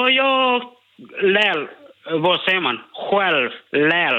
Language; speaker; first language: Swedish; non-native, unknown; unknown